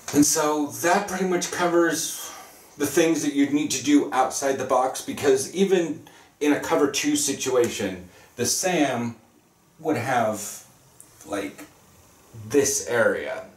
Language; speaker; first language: English; native; English